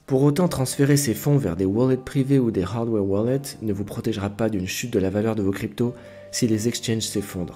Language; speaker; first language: French; native; French